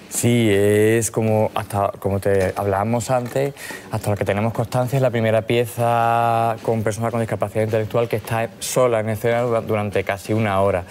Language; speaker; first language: Spanish; native; Spanish